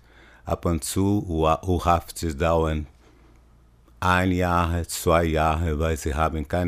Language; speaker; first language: German; non-native, fluent; Portuguese